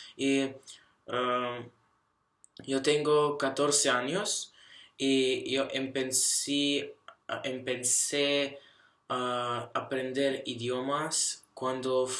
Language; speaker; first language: Spanish; non-native, learner; Russian